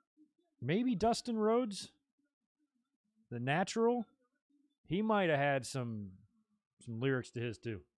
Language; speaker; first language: English; native; English